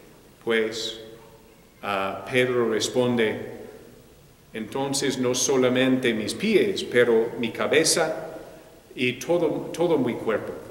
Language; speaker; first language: Spanish; non-native, fluent; English